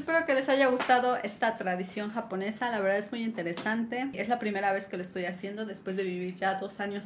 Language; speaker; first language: Spanish; native; Spanish